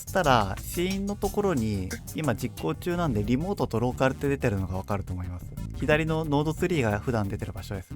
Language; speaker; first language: Japanese; native; Japanese